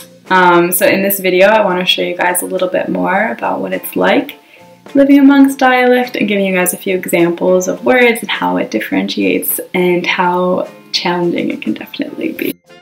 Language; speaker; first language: English; native; English